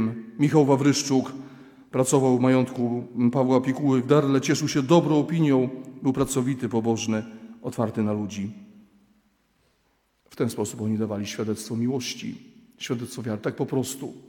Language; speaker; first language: Polish; native; Polish